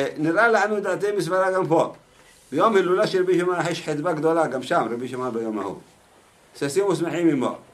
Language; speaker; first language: Hebrew; native; Hebrew